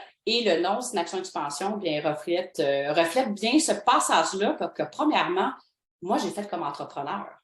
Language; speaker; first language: French; native; French